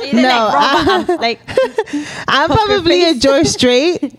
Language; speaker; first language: English; early bilingual, other home language; Spanish